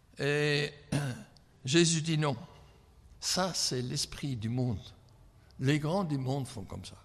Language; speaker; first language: French; non-native, fluent; English